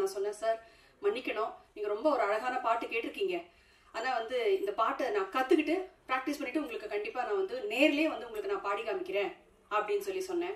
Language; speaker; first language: Tamil; native; Tamil